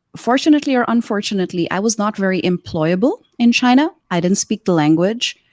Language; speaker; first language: English; non-native, local second language; Urdu